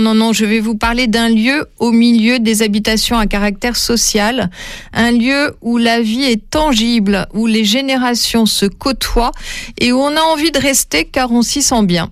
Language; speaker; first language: French; native; French